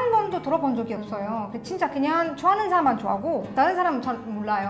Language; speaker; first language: Korean; non-native, fluent; Italian